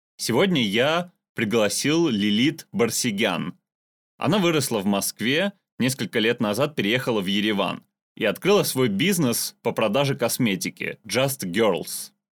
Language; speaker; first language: Russian; non-native, local second language; Armenian